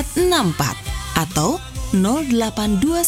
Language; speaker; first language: Indonesian; native; Indonesian